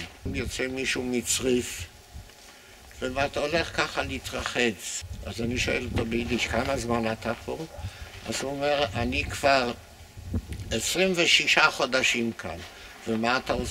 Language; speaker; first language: Hebrew; non-native, fluent; Yiddish